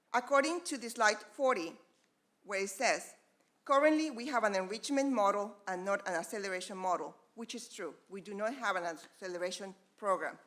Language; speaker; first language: English; non-native, fluent; Spanish